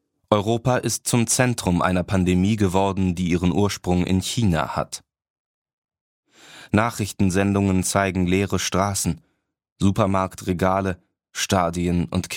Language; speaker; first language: German; native; German